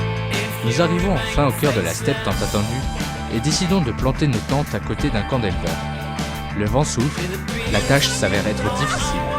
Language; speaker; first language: French; native; French